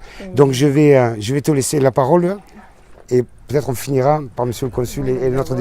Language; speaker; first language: French; native; French